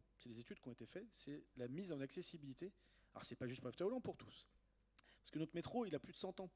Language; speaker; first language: French; native; French